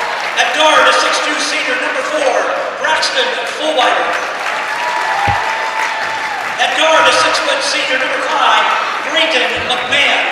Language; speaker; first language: English; native; English